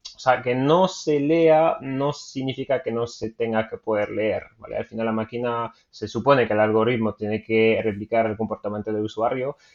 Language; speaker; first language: Spanish; non-native, fluent; French